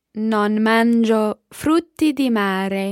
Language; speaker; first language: Italian; non-native, learner; English